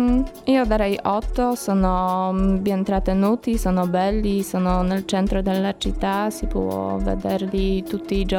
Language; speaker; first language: Italian; non-native, learner; Polish